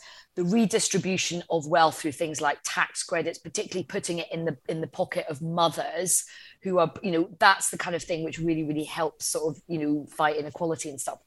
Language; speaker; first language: English; native; English